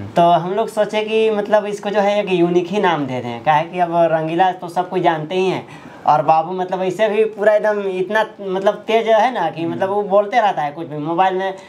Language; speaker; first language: Hindi; native; Hindi